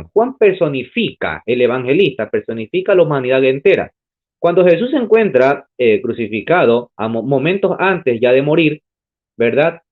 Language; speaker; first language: Spanish; native; Spanish